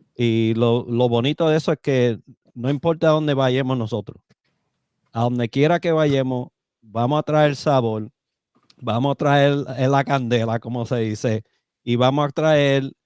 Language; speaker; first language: Spanish; early bilingual, heritage; Spanish